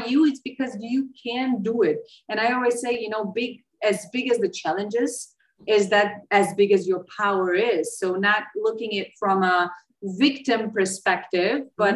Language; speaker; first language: English; non-native, fluent; Slovenian